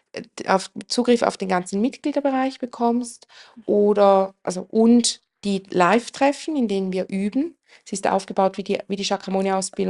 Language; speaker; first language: German; native; German